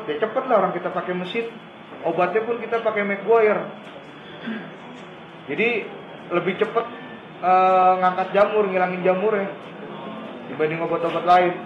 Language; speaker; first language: Malay; native; Malay